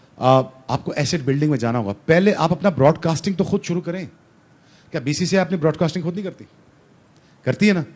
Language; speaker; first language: Urdu; non-native, local second language; Punjabi